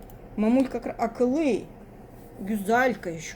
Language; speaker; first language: Russian; native; Russian